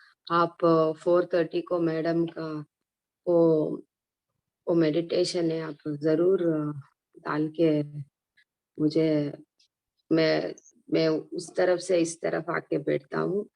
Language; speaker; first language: Hindi; non-native, local second language; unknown